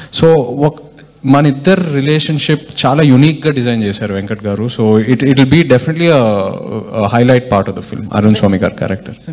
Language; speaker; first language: Telugu; native; Telugu